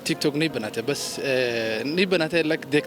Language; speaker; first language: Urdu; non-native, learner; Somali